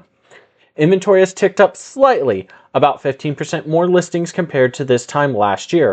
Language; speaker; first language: English; native; English